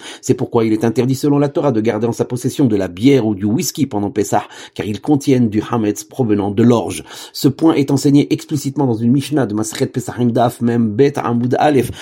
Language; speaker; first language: French; native; French